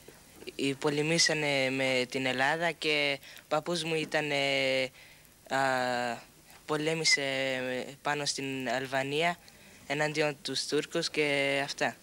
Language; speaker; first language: Greek; early bilingual, heritage; Greek